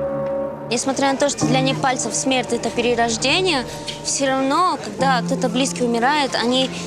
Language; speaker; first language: Russian; native; Russian